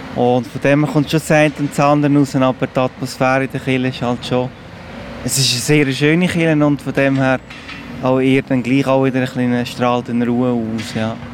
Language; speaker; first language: German; non-native, fluent; Persian